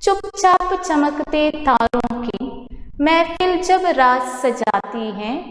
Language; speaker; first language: Hindi; non-native, local second language; Malayalam